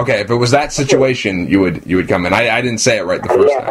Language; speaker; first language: English; native; English